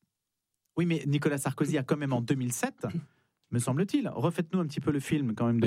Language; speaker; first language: French; native; French